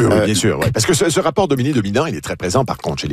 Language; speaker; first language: French; native; French